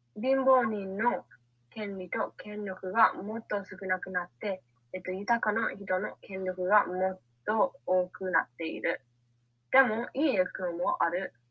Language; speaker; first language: Japanese; non-native, learner; English